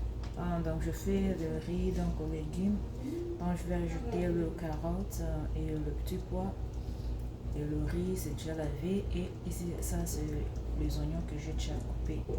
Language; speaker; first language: French; non-native, local second language; Lingala